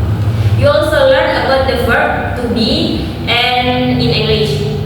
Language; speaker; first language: English; non-native, learner; Indonesian